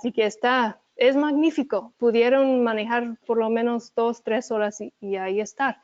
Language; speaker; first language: Spanish; early bilingual, heritage; Spanish